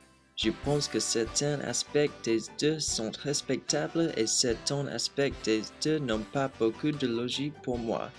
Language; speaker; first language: French; non-native, learner; English